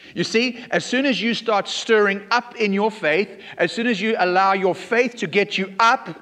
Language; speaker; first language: English; native; English